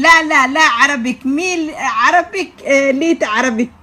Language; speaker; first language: Arabic; non-native, learner; Somali